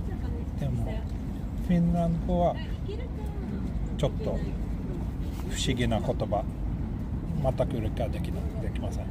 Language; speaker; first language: Japanese; non-native, fluent; Swedish